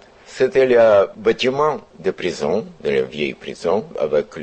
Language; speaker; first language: French; non-native, fluent; Russian